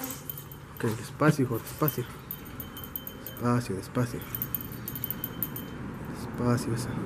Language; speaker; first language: Spanish; native; Spanish